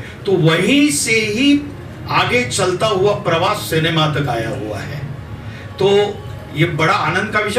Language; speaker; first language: Hindi; native; Hindi